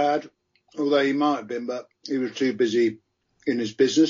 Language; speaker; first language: English; native; English